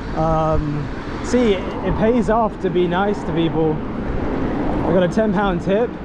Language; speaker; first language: English; native; English